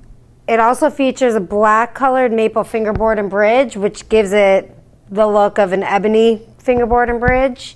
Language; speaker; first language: English; native; English